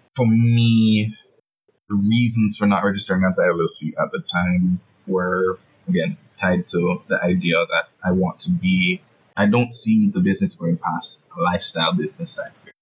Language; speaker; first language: English; native; English